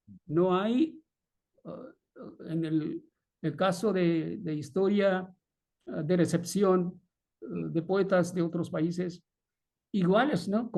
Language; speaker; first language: Spanish; non-native, fluent; Bangla